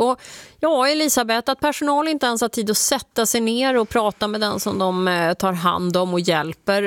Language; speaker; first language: Swedish; native; Swedish